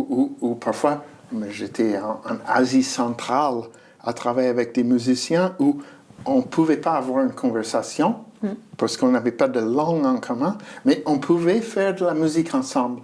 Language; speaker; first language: French; non-native, fluent; English